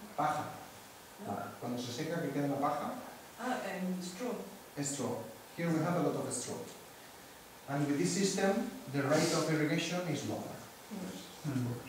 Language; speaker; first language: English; non-native, fluent; Spanish